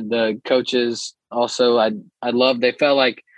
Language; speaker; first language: English; early bilingual, other home language; Portuguese